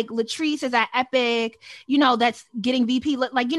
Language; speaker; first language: English; native; English